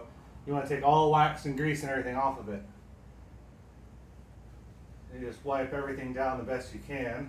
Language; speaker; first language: English; native; English